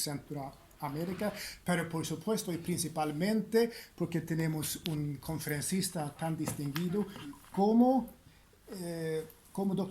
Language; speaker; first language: Spanish; non-native, fluent; Swedish